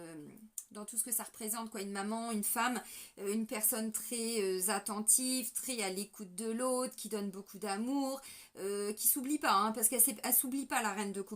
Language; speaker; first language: French; native; French